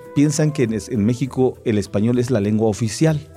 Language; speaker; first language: Spanish; non-native, local second language; Tzeltal